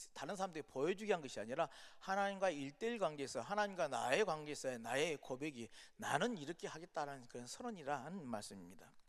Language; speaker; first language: Korean; native; Korean